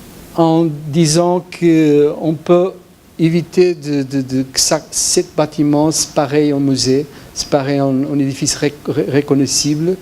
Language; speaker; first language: French; non-native, fluent; Portuguese